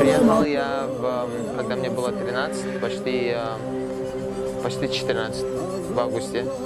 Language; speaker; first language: Russian; non-native, local second language; Karachay-Balkar